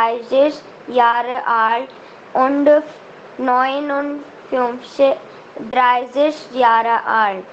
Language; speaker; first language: German; non-native, learner; Hindi